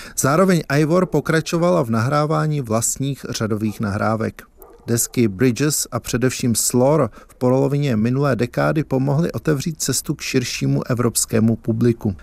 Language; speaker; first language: Czech; native; Czech